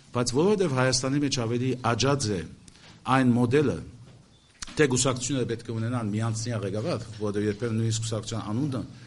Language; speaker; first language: Armenian; early bilingual, heritage; Armenian